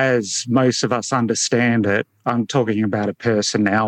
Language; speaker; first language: English; native; English